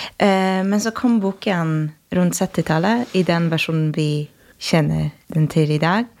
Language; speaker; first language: Norwegian; non-native, fluent; Polish